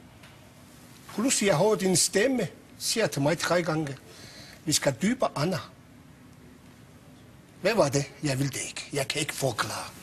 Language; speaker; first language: Danish; non-native, fluent; Persian